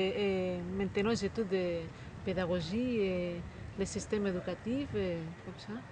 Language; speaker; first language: French; non-native, learner; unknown